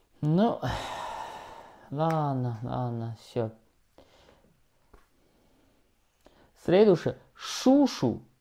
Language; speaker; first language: Russian; non-native, learner; Chinese